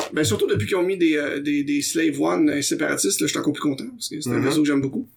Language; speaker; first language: French; native; French